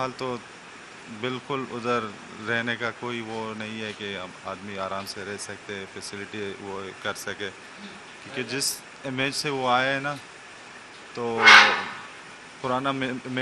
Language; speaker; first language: Hindi; non-native, fluent; Persian